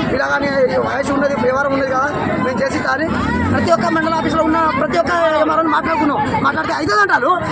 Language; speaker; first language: Telugu; non-native, local second language; Lambadi